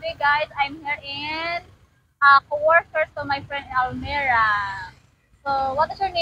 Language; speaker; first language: English; non-native, learner; Cebuano